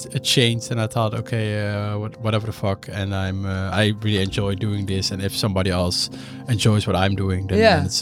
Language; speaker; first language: English; non-native, fluent; Dutch